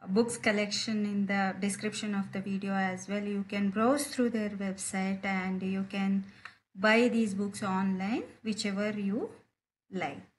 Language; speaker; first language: English; non-native, local second language; Kannada